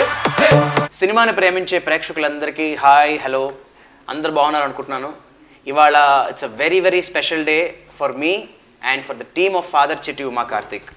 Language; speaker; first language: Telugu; native; Telugu